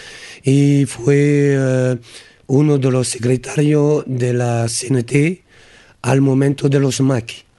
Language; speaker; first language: Spanish; non-native, learner; French